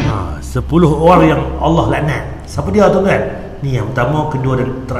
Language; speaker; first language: Malay; native; Malay